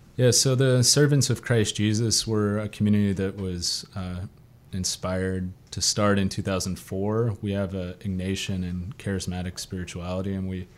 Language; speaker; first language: English; native; English